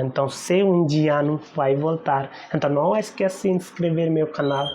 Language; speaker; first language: Portuguese; non-native, learner; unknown